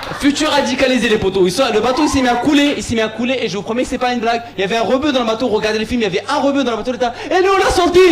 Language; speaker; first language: French; early bilingual, other home language; Arabic